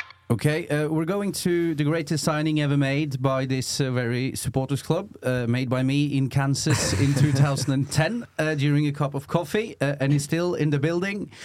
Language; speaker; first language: English; non-native, fluent; Norwegian